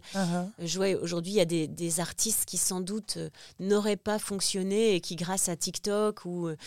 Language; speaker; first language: French; native; French